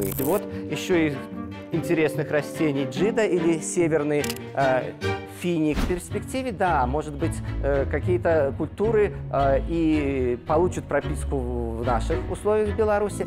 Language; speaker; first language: Russian; native; Russian